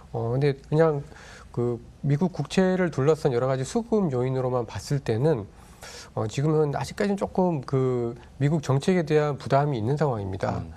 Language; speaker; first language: Korean; native; Korean